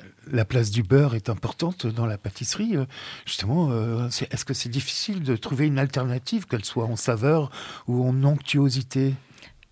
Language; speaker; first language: French; native; French